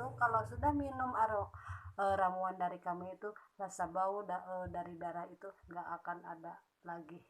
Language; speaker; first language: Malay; non-native, local second language; Sundanese